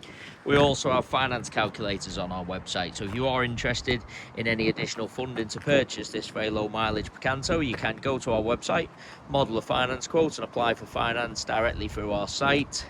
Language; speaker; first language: English; native; English